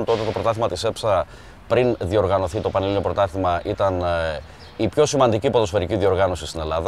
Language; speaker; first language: Greek; native; Greek